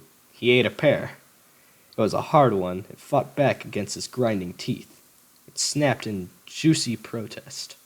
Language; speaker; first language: English; native; English